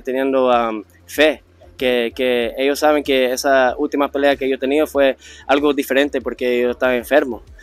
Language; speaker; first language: Spanish; early bilingual, heritage; Spanish